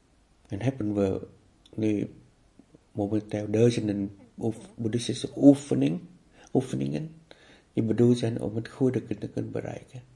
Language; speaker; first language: Dutch; non-native, fluent; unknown